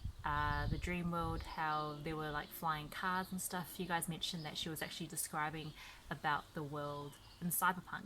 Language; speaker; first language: English; early bilingual, other home language; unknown